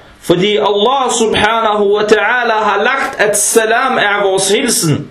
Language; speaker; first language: Danish; early bilingual, other home language; Arabic